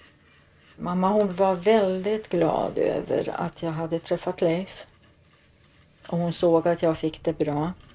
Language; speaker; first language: Swedish; early bilingual, other home language; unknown